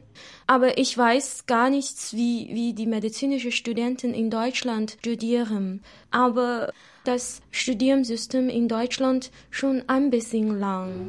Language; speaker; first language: German; non-native, learner; Chinese